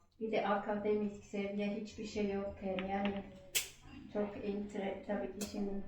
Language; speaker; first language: Turkish; non-native, learner; German